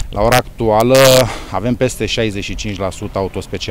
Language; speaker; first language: Romanian; native; Romanian